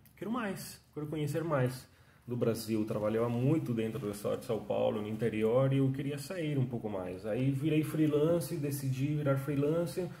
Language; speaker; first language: Portuguese; non-native, fluent; Spanish